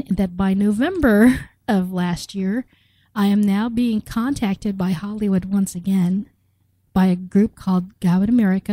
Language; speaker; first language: English; native; English